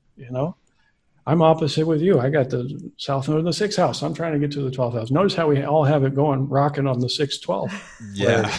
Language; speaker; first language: English; native; English